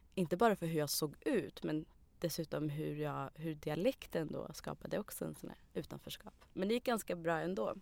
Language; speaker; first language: Swedish; early bilingual, other home language; Arabic